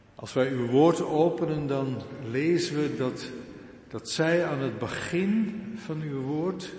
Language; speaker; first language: Dutch; native; Dutch